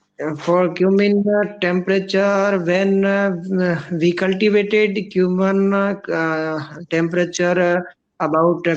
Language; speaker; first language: English; non-native, learner; Rajasthani